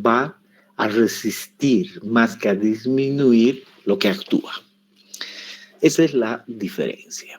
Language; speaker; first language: Spanish; native; Spanish